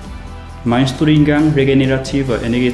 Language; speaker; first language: German; non-native, fluent; Vietnamese